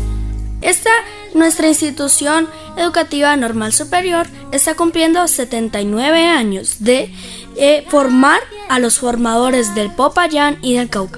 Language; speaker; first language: Spanish; native; Spanish